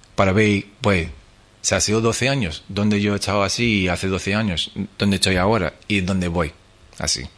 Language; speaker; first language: Spanish; non-native, fluent; English